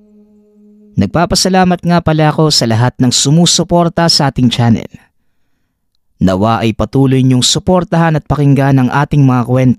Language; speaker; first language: Filipino; native; Filipino